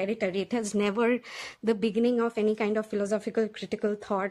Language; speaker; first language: English; non-native, local second language; Bangla